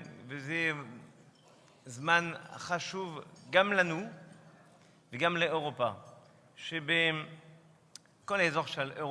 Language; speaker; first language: Hebrew; non-native, fluent; French